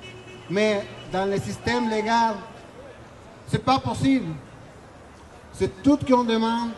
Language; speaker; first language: French; non-native, learner; Spanish